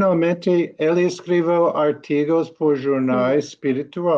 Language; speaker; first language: Portuguese; non-native, learner; English